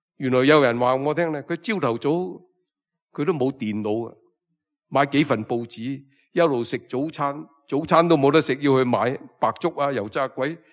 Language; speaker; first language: Cantonese; native; Cantonese